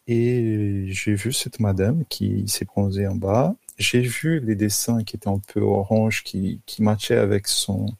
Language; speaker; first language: French; non-native, fluent; Portuguese